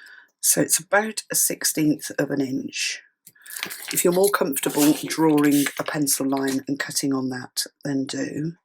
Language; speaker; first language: English; native; English